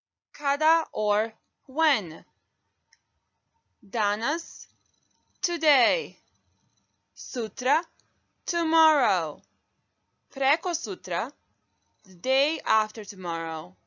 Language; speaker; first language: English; non-native, fluent; Bosnian